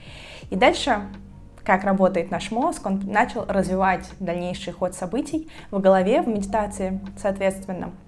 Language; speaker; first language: Russian; native; Russian